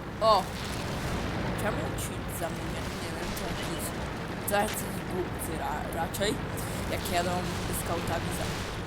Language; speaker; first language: Polish; native; Polish